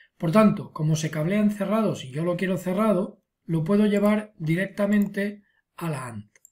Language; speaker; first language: Spanish; non-native, local second language; Catalan